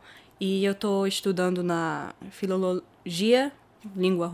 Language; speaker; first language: Portuguese; early bilingual, heritage; German